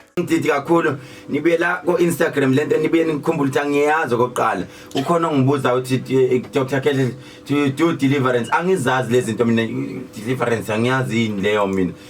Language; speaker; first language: Zulu; native; Zulu